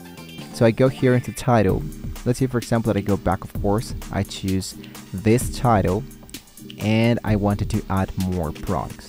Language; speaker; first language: English; non-native, fluent; Spanish